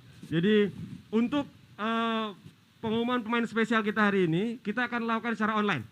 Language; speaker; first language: Indonesian; native; Indonesian